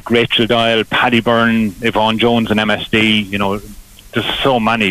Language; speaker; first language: English; native; English